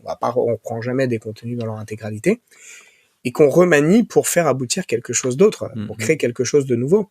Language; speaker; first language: French; native; French